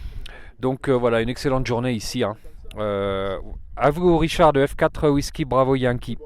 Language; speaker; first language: French; native; French